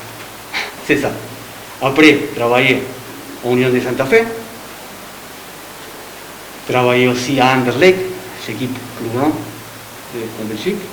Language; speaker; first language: French; non-native, learner; Spanish